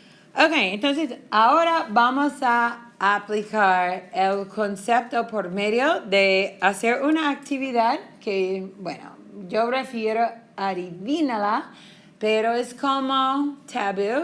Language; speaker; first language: Spanish; non-native, fluent; English